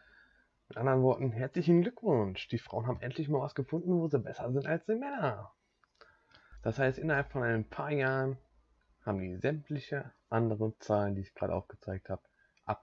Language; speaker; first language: German; native; German